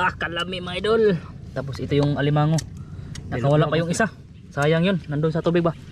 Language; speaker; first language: Filipino; non-native, local second language; Cebuano